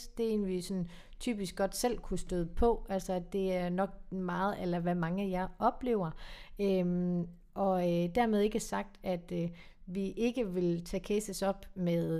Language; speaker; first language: Danish; native; Danish